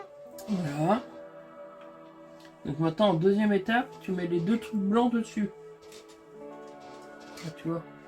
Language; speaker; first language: French; native; French